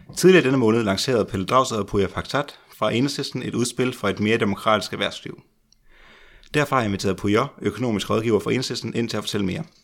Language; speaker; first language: Danish; native; Danish